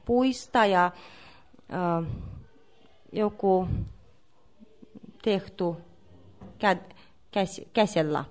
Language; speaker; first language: Finnish; non-native, learner; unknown